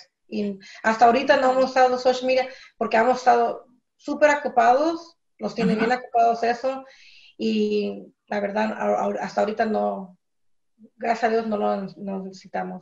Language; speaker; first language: Spanish; early bilingual, heritage; Spanish